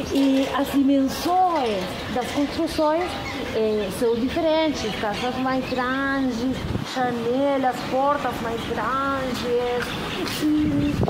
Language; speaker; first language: Portuguese; non-native, fluent; Spanish